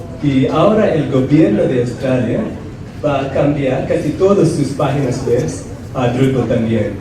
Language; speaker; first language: Spanish; non-native, fluent; English